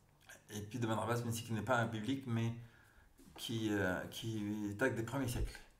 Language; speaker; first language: French; native; French